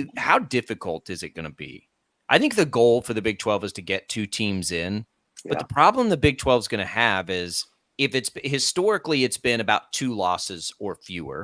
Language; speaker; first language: English; native; English